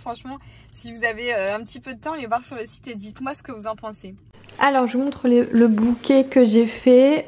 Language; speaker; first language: French; native; French